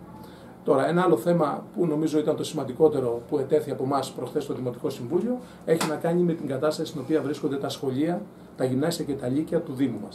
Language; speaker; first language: Greek; native; Greek